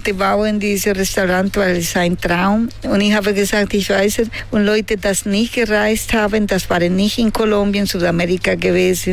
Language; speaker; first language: German; non-native, learner; Spanish